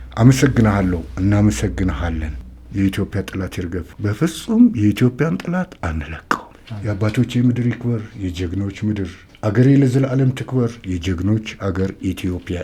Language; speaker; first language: Amharic; native; Amharic